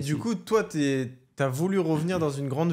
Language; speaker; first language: French; native; French